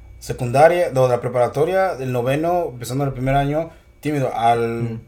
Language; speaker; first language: Spanish; early bilingual, heritage; Spanish